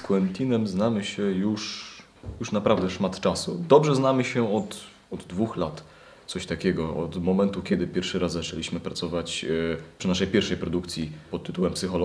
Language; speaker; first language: Polish; native; Polish